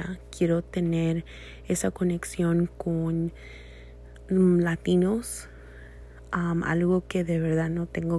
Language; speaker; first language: Spanish; early bilingual, heritage; Spanish